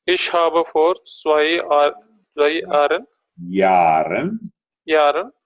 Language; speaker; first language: German; non-native, learner; Telugu